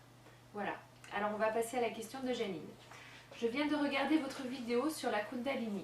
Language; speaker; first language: French; native; French